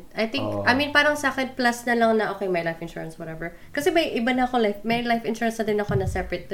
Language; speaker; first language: English; non-native, local second language; Filipino